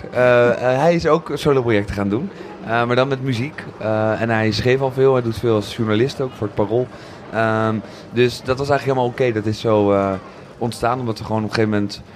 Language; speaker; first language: Dutch; native; Dutch